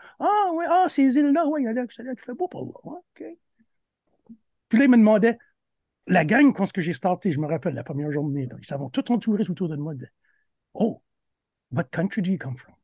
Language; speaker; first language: French; native; French